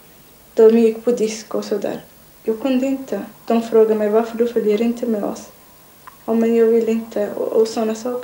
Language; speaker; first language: Swedish; non-native, learner; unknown